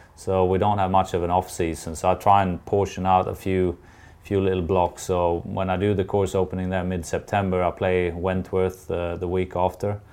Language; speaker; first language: English; non-native, fluent; Swedish